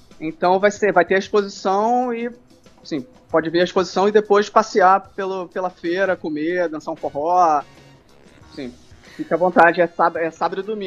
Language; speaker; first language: Portuguese; native; Portuguese